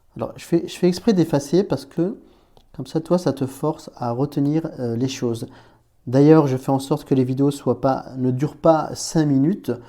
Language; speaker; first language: French; native; French